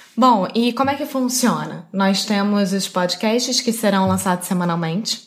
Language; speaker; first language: Portuguese; native; Portuguese